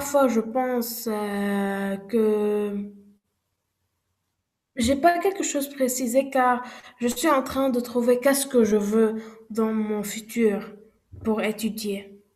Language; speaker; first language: French; non-native, learner; Arabic